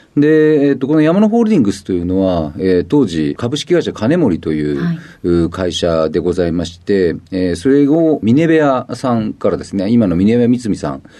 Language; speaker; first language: Japanese; native; Japanese